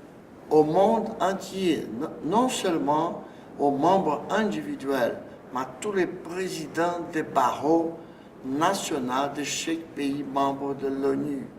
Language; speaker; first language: French; non-native, fluent; Portuguese